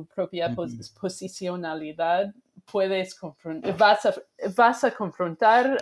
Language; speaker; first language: Spanish; non-native, fluent; English